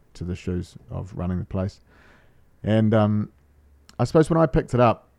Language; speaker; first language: English; native; English